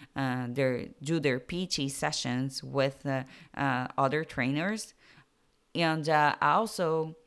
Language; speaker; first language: English; non-native, fluent; Portuguese